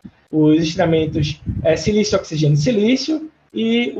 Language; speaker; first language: Portuguese; native; Portuguese